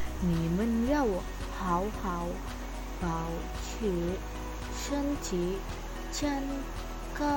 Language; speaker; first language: Chinese; non-native, learner; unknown